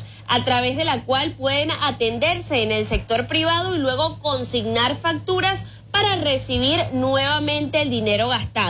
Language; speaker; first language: Spanish; native; Spanish